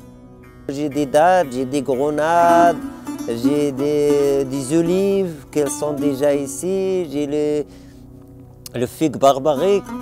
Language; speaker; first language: French; non-native, learner; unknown